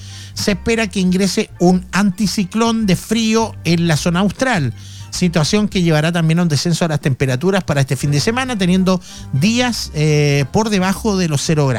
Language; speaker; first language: Spanish; native; Spanish